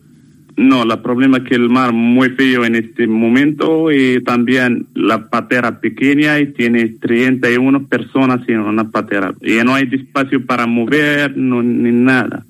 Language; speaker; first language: Spanish; non-native, learner; Arabic